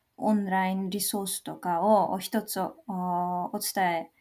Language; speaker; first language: Japanese; non-native, learner; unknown